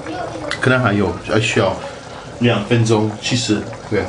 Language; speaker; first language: Chinese; non-native, fluent; Italian